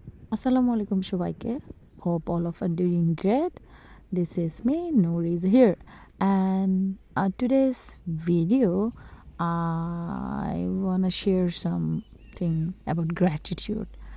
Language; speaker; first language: English; non-native, local second language; Bangla